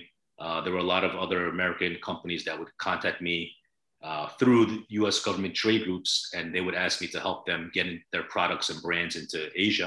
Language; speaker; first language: English; native; English